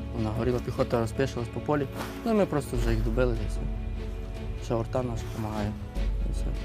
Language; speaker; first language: Ukrainian; native; Ukrainian